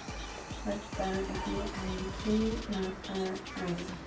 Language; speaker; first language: Spanish; native; Spanish